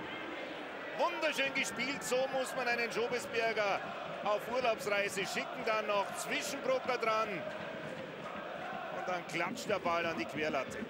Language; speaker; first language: German; native; German